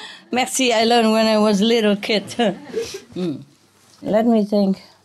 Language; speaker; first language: English; non-native, fluent; Vietnamese